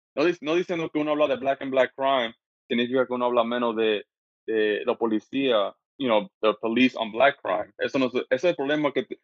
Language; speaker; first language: Spanish; early bilingual, heritage; Spanish